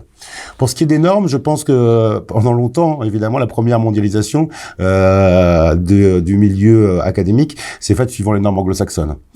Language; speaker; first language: French; native; French